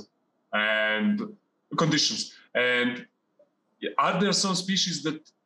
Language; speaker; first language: English; non-native, fluent; Serbian